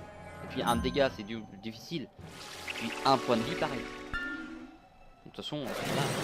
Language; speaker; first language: French; native; French